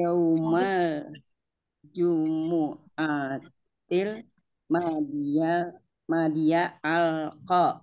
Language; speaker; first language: Arabic; non-native, fluent; Indonesian